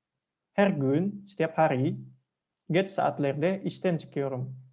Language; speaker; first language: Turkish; non-native, fluent; Indonesian